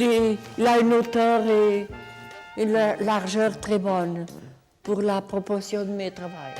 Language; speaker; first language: French; non-native, fluent; Portuguese